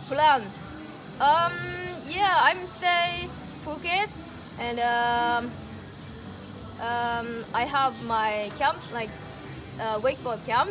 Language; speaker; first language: English; non-native, learner; Japanese